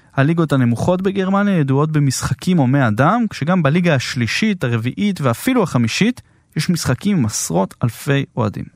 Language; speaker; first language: Hebrew; native; Hebrew